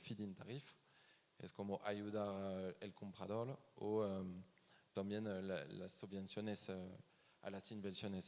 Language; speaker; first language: Spanish; non-native, fluent; French